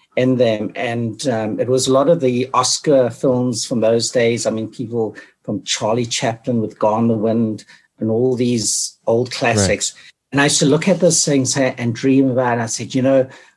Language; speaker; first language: English; native; English